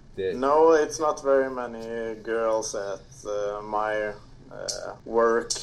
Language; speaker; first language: English; non-native, fluent; Swedish